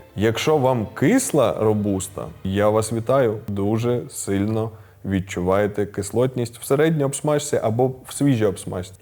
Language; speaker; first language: Ukrainian; non-native, local second language; Russian